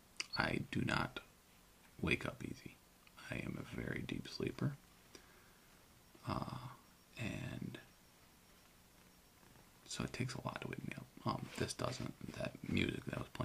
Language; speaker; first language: English; native; English